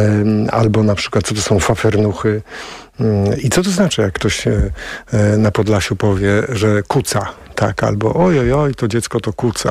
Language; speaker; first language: Polish; native; Polish